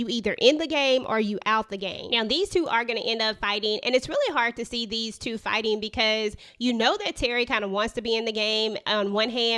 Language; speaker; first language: English; native; English